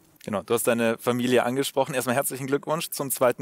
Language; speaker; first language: German; native; German